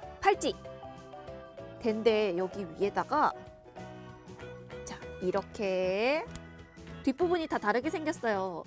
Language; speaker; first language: Korean; native; Korean